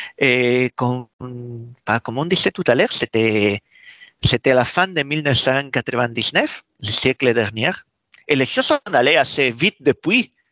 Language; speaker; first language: French; non-native, fluent; Spanish